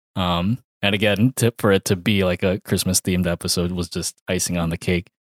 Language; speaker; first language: English; early bilingual, other home language; Filipino